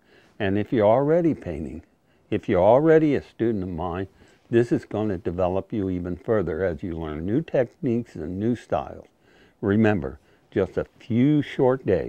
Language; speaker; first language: English; native; English